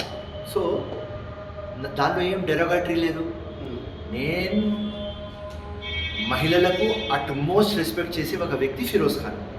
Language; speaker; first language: Telugu; non-native, local second language; Urdu